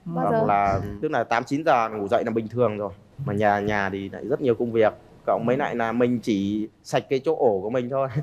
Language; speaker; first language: Vietnamese; native; Vietnamese